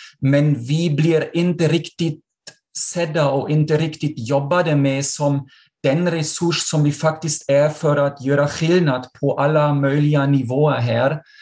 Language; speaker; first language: Swedish; non-native, fluent; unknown